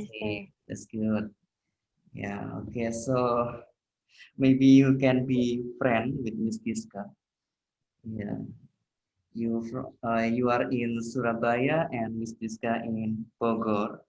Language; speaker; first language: English; non-native, learner; Indonesian